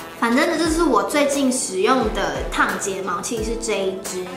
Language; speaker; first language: Chinese; native; Chinese